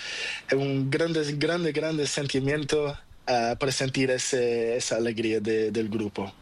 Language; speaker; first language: Spanish; non-native, learner; Portuguese